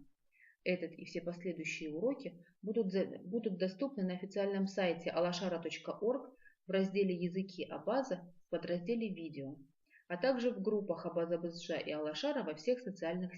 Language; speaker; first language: Russian; non-native, local second language; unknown